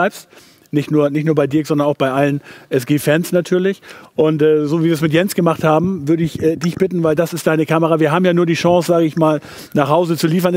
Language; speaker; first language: German; native; German